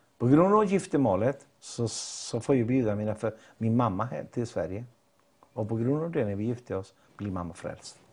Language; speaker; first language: Swedish; non-native, fluent; Spanish